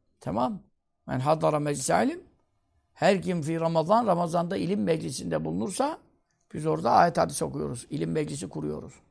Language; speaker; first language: Turkish; native; Turkish